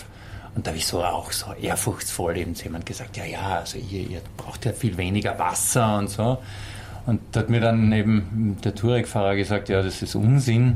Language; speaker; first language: German; native; German